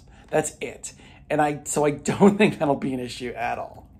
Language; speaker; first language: English; native; English